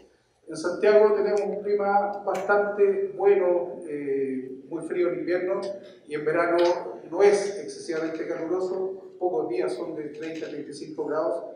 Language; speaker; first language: Spanish; native; Spanish